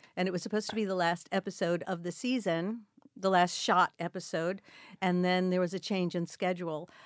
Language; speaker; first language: English; native; English